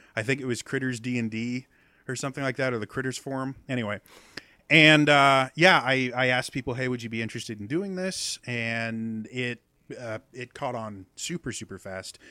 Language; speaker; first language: English; native; English